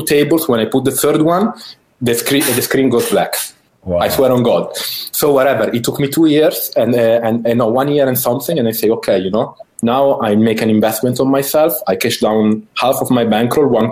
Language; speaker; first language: English; non-native, fluent; Italian